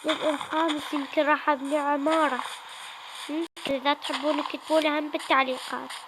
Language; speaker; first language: Arabic; native; Arabic